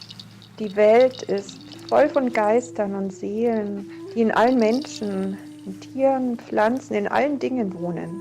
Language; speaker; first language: German; native; German